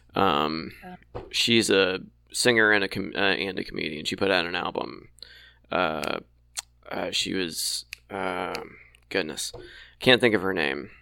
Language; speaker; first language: English; native; English